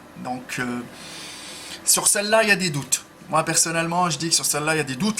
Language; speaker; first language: French; native; French